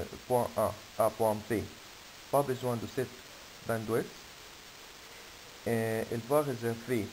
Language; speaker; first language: French; non-native, fluent; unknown